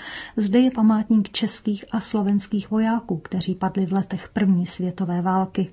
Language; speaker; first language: Czech; native; Czech